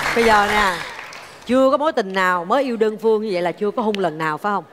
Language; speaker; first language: Vietnamese; native; Vietnamese